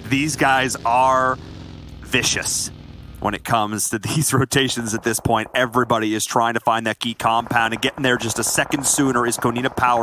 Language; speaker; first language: English; native; English